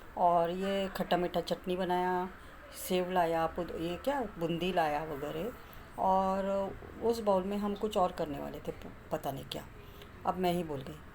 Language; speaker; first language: Hindi; non-native, local second language; Marathi